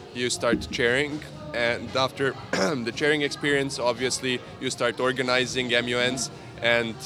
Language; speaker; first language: English; non-native, fluent; Serbian